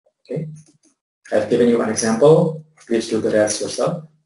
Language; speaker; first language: English; non-native, fluent; Indonesian